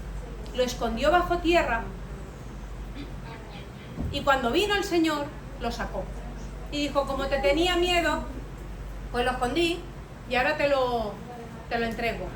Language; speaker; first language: Spanish; native; Spanish